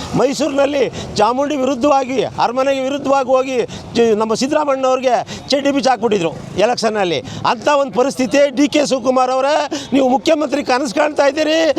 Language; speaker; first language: Kannada; native; Kannada